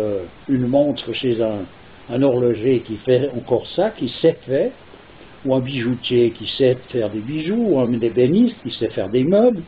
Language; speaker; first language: French; native; French